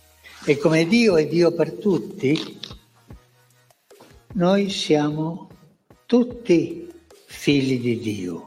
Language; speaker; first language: Italian; non-native, fluent; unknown